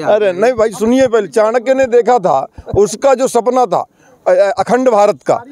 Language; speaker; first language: Hindi; native; Hindi